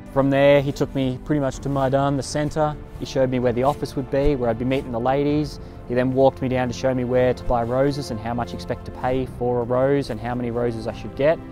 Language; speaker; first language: English; native; English